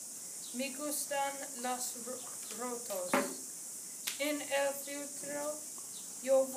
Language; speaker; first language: Spanish; non-native, learner; English